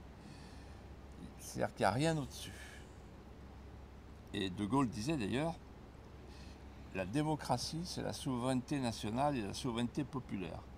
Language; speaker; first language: French; native; French